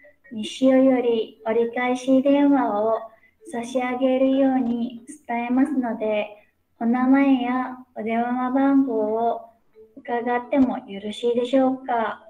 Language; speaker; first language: Japanese; non-native, learner; Indonesian